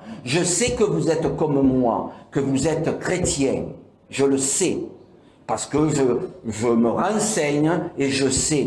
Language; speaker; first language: French; native; French